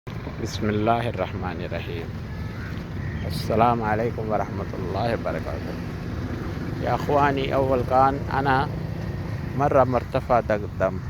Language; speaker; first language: Arabic; non-native, learner; Urdu